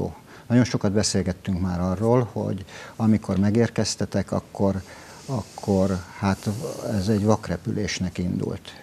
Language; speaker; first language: Hungarian; native; Hungarian